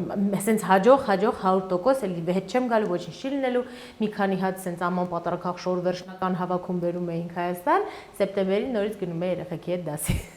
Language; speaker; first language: Armenian; early bilingual, heritage; Armenian